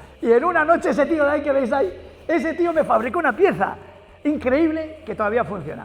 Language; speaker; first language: Spanish; native; Spanish